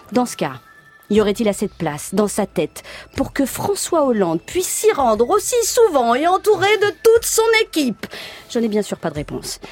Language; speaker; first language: French; native; French